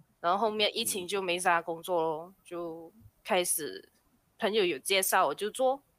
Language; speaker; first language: Chinese; native; Chinese